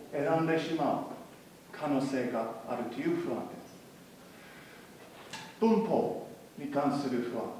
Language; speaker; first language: Japanese; non-native, fluent; English